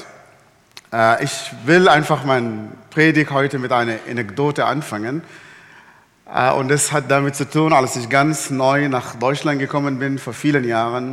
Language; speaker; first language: German; non-native, fluent; Arabic